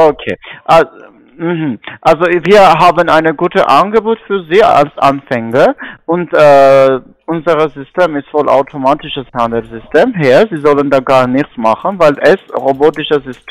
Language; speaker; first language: German; non-native, learner; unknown